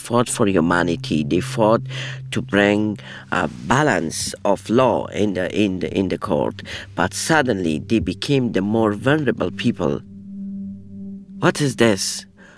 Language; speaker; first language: English; non-native, learner; Persian